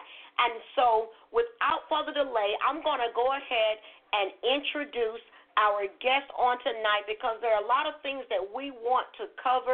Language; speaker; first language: English; native; English